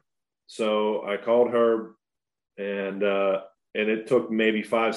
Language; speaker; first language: English; native; English